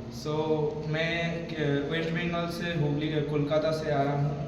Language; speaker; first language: Hindi; non-native, local second language; Bangla